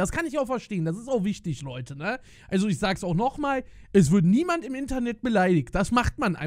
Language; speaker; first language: German; native; German